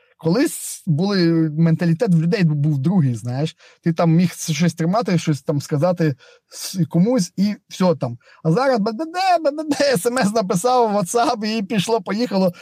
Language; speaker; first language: Ukrainian; native; Ukrainian